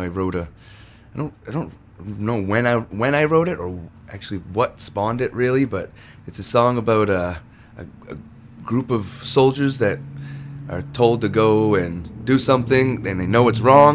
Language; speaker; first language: English; native; English